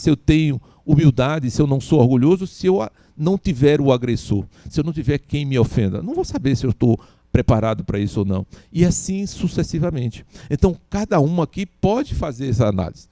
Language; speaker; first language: Portuguese; native; Portuguese